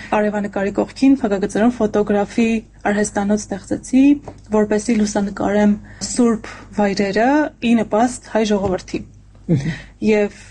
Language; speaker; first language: Armenian; native; Armenian